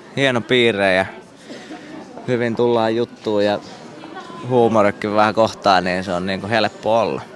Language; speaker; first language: Finnish; native; Finnish